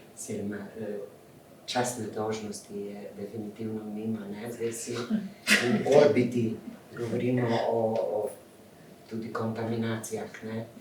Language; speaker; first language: Slovenian; native; Slovenian